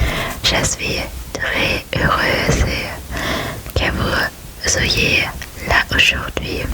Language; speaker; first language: French; non-native, learner; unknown